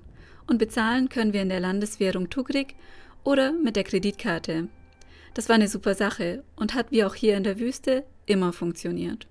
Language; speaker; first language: German; native; German